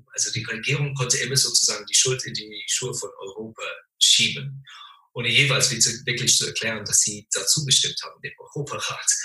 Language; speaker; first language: German; non-native, fluent; English